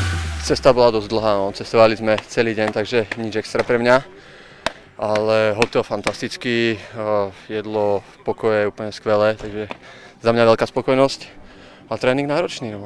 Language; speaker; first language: Slovak; native; Slovak